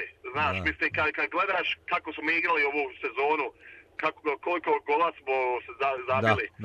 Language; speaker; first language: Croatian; early bilingual, heritage; Croatian